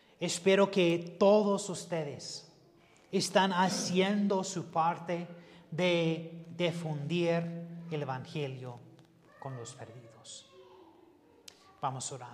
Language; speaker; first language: Spanish; non-native, learner; English